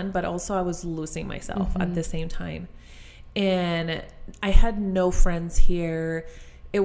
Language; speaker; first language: English; non-native, fluent; Spanish